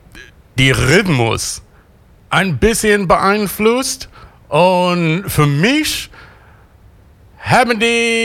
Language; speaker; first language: German; non-native, learner; English